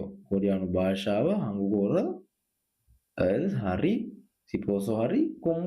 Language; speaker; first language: Korean; non-native, fluent; Sinhala